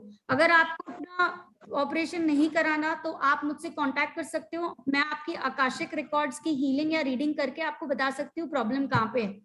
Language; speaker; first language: Hindi; native; Hindi